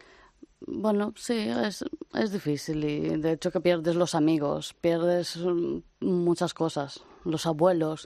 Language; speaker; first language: Spanish; early bilingual, other home language; Romanian